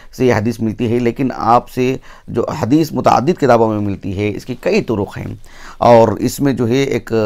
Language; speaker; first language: Urdu; native; Urdu